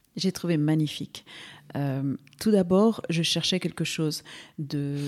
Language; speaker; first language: French; native; French